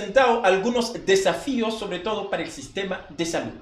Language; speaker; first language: Spanish; non-native, fluent; Haitian Creole